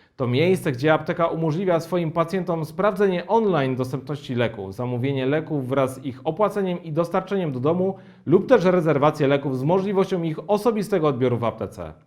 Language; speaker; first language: Polish; native; Polish